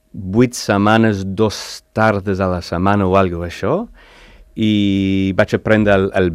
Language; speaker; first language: Catalan; non-native, learner; English